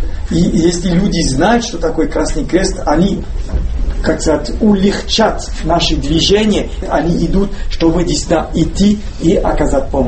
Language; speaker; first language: Russian; non-native, learner; French